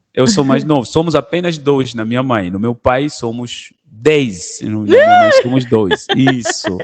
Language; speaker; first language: Portuguese; non-native, local second language; Kongo